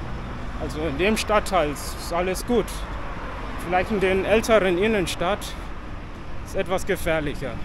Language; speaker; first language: German; non-native, fluent; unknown